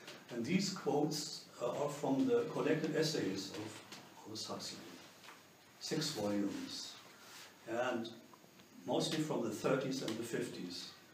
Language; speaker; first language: English; non-native, fluent; German